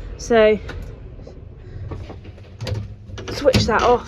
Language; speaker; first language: English; native; English